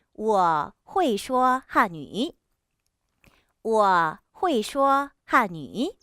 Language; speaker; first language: Chinese; non-native, fluent; Korean